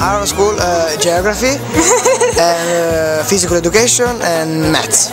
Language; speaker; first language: English; non-native, learner; Italian